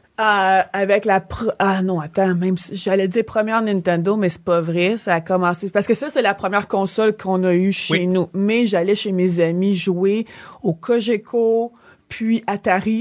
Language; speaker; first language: French; native; French